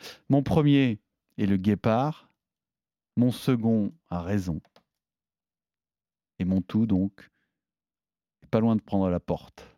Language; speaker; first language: French; native; French